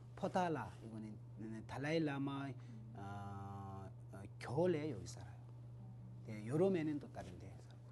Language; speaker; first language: Korean; non-native, learner; Tibetan